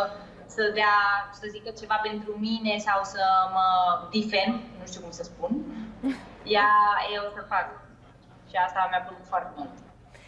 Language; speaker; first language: Romanian; early bilingual, heritage; Spanish